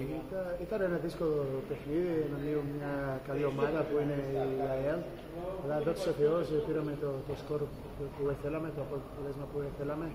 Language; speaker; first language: Greek; non-native, fluent; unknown